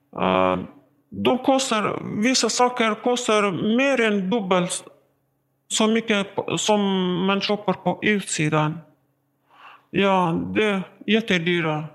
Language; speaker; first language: Swedish; non-native, learner; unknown